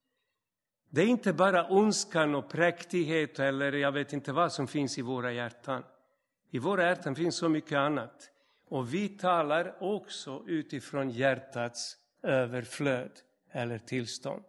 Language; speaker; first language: Swedish; non-native, fluent; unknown